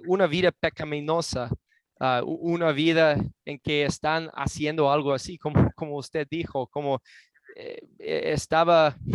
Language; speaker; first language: Spanish; non-native, fluent; English